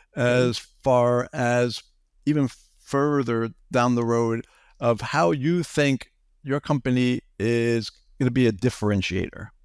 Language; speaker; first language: English; native; English